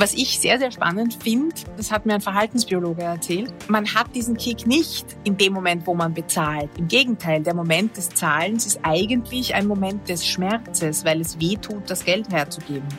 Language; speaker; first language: German; native; German